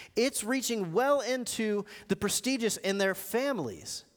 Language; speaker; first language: English; native; English